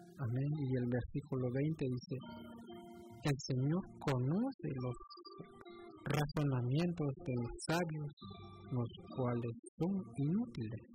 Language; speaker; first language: Spanish; native; Spanish